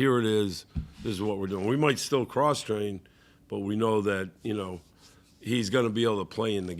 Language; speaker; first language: English; native; English